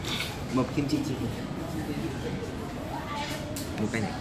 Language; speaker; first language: Vietnamese; non-native, learner; Korean